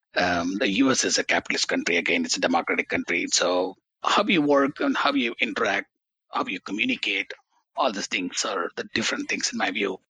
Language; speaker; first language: English; non-native, local second language; Tamil